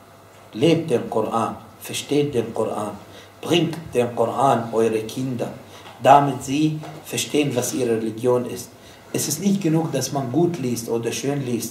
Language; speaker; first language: German; non-native, fluent; Arabic